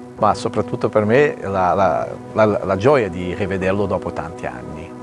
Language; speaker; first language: Italian; non-native, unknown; Portuguese